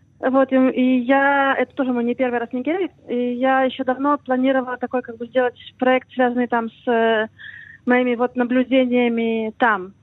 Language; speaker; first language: Russian; native; Russian